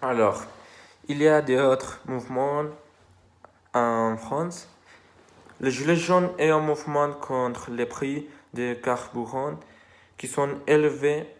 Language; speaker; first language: French; non-native, learner; Spanish